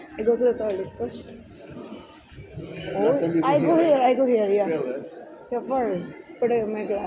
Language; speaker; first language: English; non-native, learner; Filipino